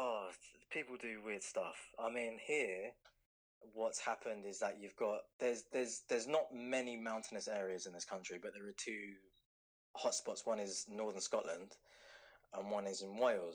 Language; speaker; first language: English; native; English